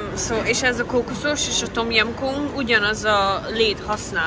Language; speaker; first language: Hungarian; early bilingual, heritage; Hungarian